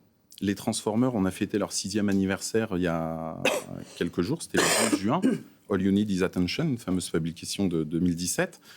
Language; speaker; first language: French; native; French